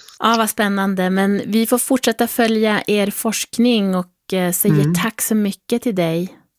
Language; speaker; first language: Swedish; native; Swedish